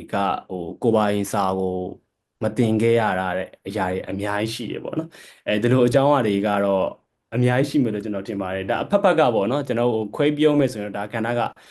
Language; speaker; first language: Burmese; native; Burmese